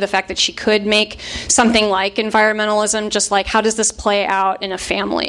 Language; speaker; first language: English; native; English